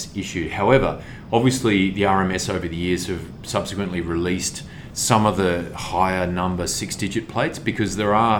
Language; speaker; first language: English; native; English